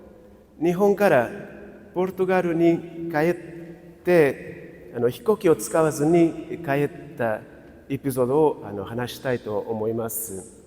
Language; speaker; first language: Japanese; non-native, fluent; Portuguese